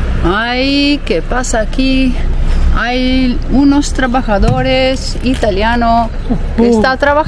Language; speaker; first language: Spanish; non-native, fluent; Italian